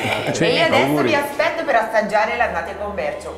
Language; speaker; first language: Italian; native; Italian